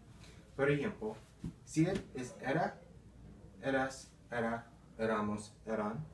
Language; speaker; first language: Spanish; non-native, learner; English